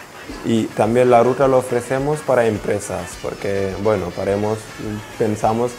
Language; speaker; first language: Spanish; non-native, fluent; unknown